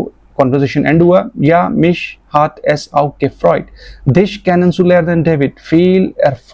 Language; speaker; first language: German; non-native, fluent; Hindi